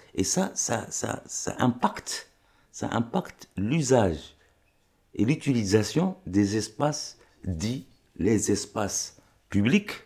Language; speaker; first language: French; non-native, local second language; Arabic